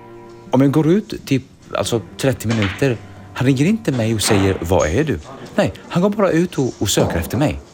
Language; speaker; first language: Swedish; early bilingual, other home language; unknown